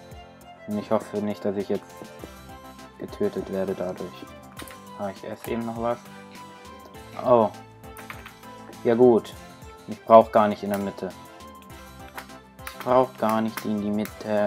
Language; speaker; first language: German; native; German